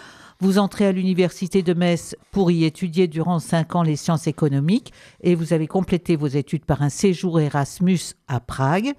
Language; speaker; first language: French; native; French